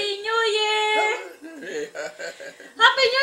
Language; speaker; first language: English; non-native, learner; Filipino